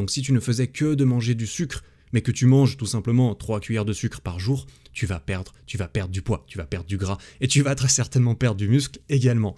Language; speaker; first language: French; native; French